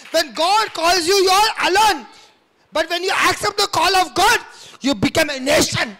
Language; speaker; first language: English; non-native, local second language; Telugu